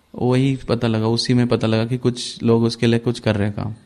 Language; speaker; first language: Hindi; native; Hindi